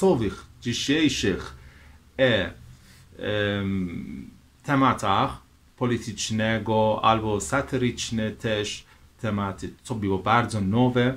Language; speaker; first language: Polish; non-native, fluent; Persian